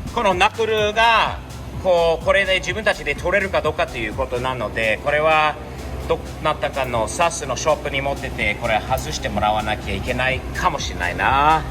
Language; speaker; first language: Japanese; non-native, fluent; English